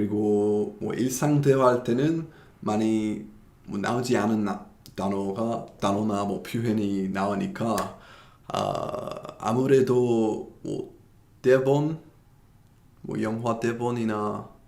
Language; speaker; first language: Korean; non-native, fluent; English